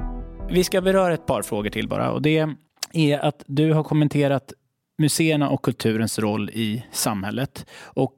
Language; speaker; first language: Swedish; native; Swedish